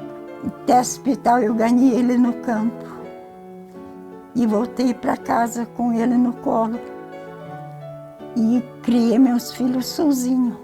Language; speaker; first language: Portuguese; early bilingual, other home language; Ukrainian